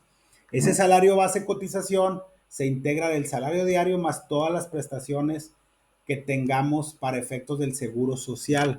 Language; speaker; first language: Spanish; native; Spanish